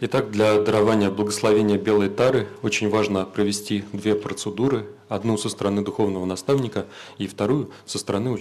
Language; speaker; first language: Russian; native; Russian